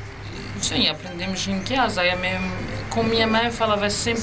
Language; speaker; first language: Portuguese; early bilingual, heritage; Portuguese